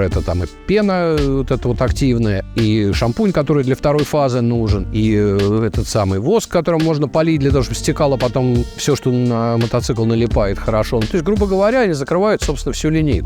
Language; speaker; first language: Russian; native; Russian